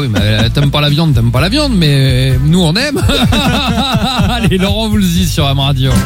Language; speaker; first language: French; native; French